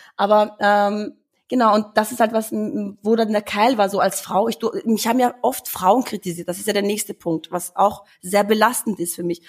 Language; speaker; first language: German; early bilingual, other home language; Albanian